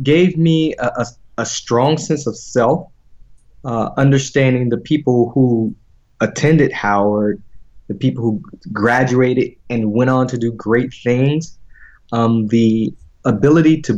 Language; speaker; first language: English; native; English